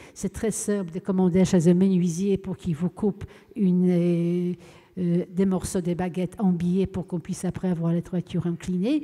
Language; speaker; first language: French; non-native, fluent; Polish